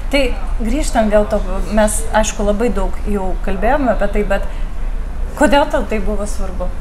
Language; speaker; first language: Lithuanian; native; Lithuanian